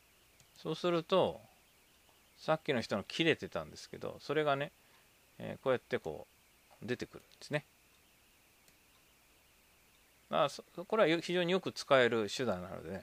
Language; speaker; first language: Japanese; native; Japanese